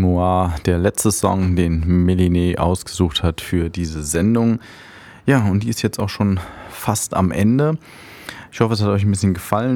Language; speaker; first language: German; native; German